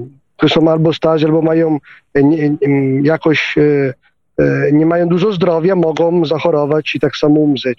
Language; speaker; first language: Polish; non-native, fluent; Italian